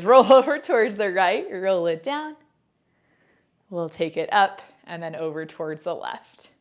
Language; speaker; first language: English; native; English